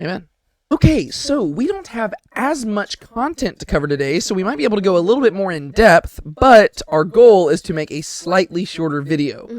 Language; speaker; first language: English; native; English